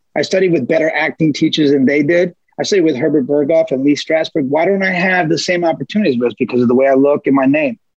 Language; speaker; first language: English; early bilingual, other home language; Spanish